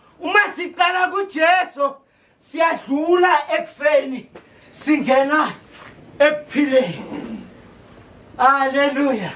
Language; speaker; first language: Zulu; non-native, local second language; South Ndebele